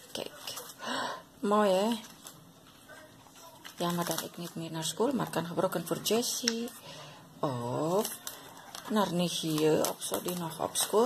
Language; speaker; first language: Dutch; non-native, learner; Indonesian